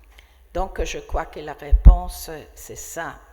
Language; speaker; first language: French; non-native, fluent; Italian